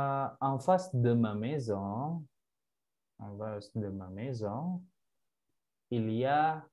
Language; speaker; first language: French; non-native, fluent; Indonesian